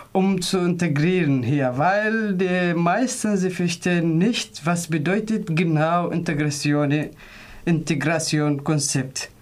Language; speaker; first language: German; non-native, fluent; Arabic